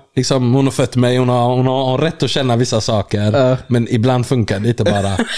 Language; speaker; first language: Swedish; early bilingual, other home language; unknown